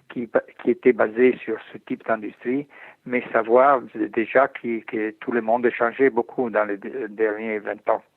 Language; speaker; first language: French; non-native, fluent; Italian